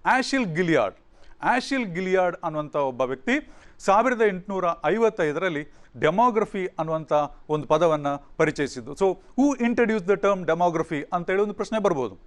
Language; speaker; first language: Kannada; native; Kannada